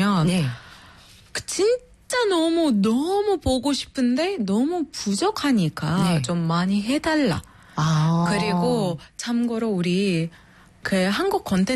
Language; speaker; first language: Korean; non-native, fluent; Arabic